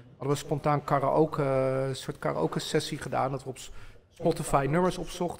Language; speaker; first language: Dutch; early bilingual, other home language; Polish